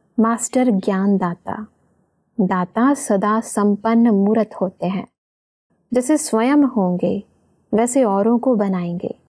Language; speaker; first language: Hindi; native; Hindi